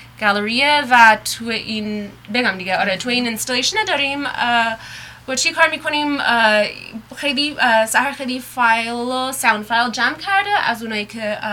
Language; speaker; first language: Persian; early bilingual, heritage; Persian